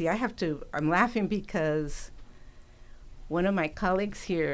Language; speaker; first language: English; native; English